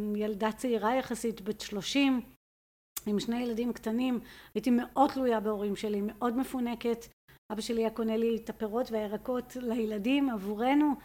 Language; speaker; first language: Hebrew; native; Hebrew